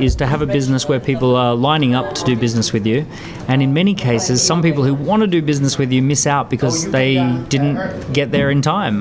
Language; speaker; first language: English; native; English